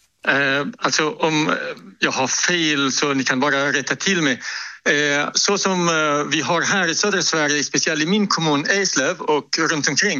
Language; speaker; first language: Swedish; non-native, fluent; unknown